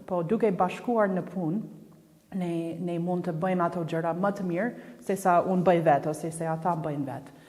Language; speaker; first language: Albanian; non-native, fluent; English